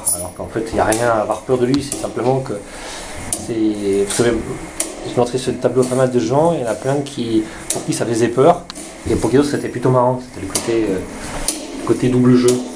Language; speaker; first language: French; native; French